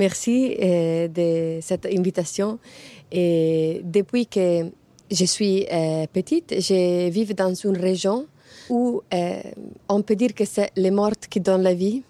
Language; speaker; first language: French; non-native, fluent; Italian